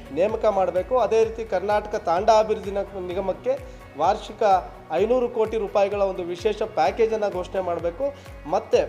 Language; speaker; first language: Kannada; non-native, local second language; Lambadi